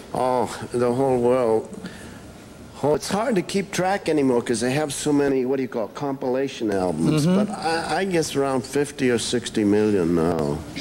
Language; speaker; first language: English; native; English